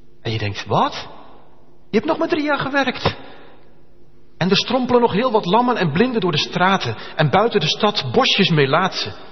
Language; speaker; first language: Dutch; native; Dutch